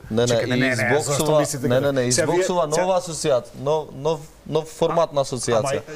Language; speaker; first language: Macedonian; non-native, local second language; Albanian